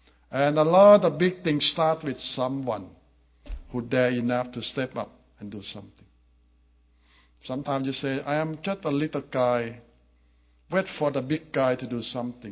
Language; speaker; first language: English; non-native, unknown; Thai